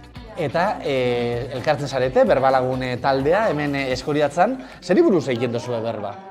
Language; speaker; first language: Basque; native; Basque